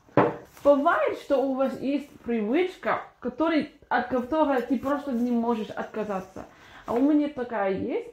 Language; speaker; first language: Russian; non-native, fluent; English